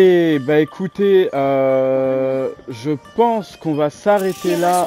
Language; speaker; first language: French; native; French